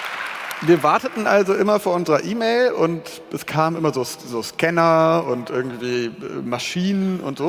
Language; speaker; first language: German; native; German